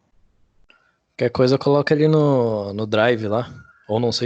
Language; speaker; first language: Portuguese; native; Portuguese